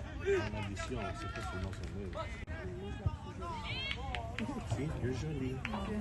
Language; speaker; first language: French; non-native, fluent; English